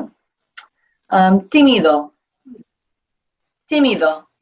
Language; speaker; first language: Spanish; non-native, fluent; English